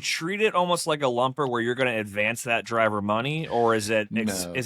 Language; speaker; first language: English; native; English